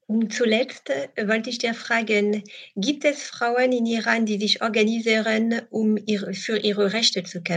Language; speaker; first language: German; non-native, learner; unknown